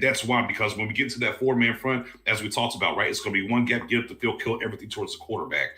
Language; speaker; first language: English; native; English